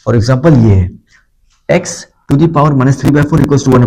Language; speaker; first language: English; non-native, local second language; Hindi